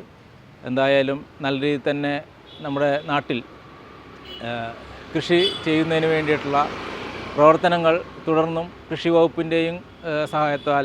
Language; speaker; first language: Malayalam; native; Malayalam